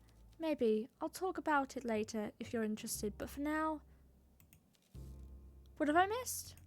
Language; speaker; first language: English; native; English